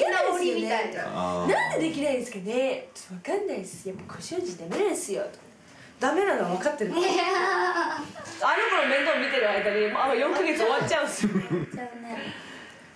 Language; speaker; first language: Japanese; native; Japanese